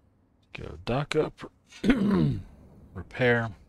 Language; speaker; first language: English; native; English